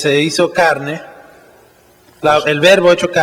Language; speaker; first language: Spanish; native; Spanish